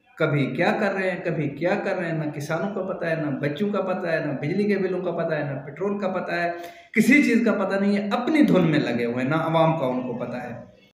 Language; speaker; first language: Urdu; non-native, local second language; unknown